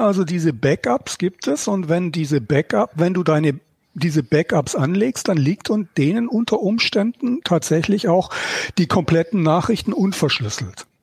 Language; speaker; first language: German; native; German